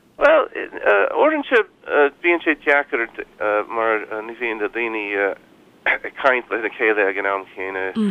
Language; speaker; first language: Irish; non-native, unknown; English